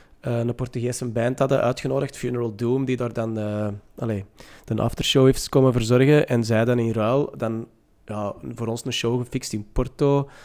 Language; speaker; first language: Dutch; native; Dutch